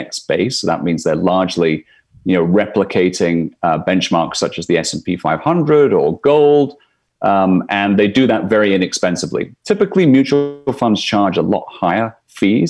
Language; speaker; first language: English; native; English